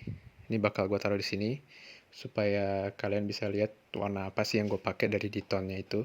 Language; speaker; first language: Indonesian; native; Indonesian